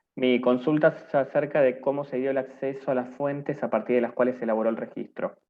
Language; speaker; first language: Spanish; native; Spanish